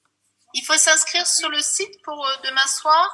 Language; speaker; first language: French; native; French